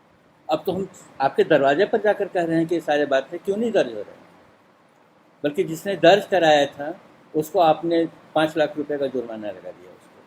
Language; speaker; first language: Hindi; native; Hindi